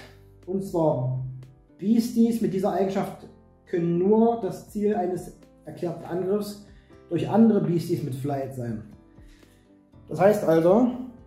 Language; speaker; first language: German; native; German